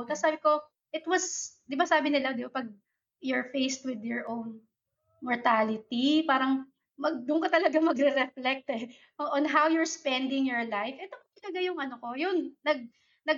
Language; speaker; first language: English; non-native, local second language; Filipino